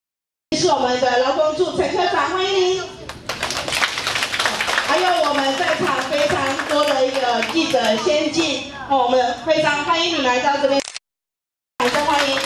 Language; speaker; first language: Chinese; native; Chinese